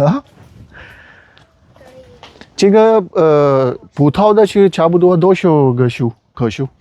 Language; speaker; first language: Chinese; non-native, learner; Urdu